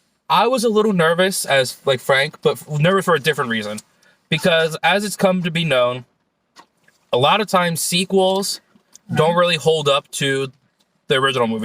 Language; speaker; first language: English; native; English